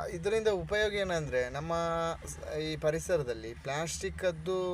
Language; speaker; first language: Kannada; native; Kannada